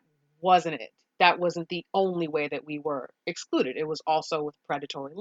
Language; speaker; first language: English; native; English